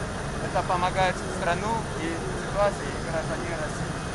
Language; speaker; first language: Russian; early bilingual, heritage; French